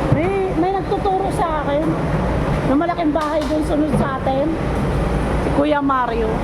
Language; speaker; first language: Filipino; non-native, local second language; Cebuano